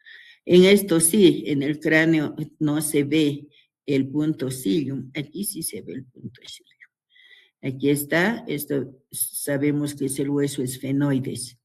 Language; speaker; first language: Spanish; native; Spanish